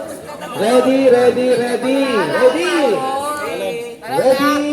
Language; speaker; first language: English; non-native, fluent; Filipino